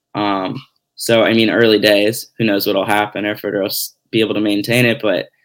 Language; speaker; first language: English; native; English